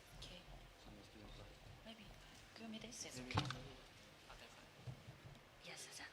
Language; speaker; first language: English; non-native, learner; Chinese